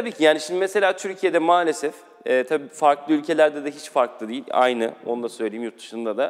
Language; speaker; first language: Turkish; native; Turkish